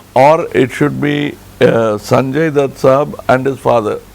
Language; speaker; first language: English; non-native, local second language; Tamil